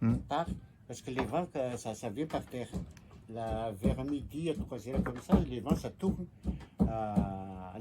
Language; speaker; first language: French; non-native, local second language; Malagasy